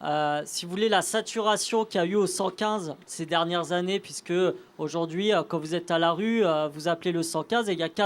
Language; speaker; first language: French; native; French